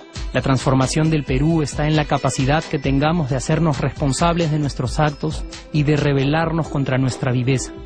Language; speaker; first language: Spanish; native; Spanish